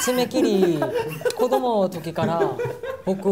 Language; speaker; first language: Japanese; non-native, learner; Korean